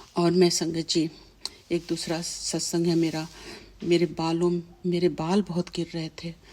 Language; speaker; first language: Hindi; native; Hindi